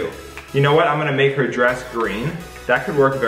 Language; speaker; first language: English; native; English